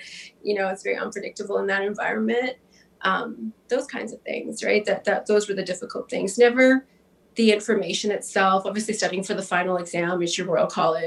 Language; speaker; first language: English; native; English